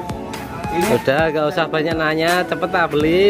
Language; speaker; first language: Indonesian; native; Indonesian